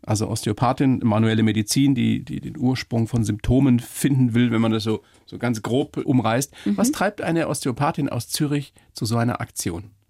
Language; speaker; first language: German; native; German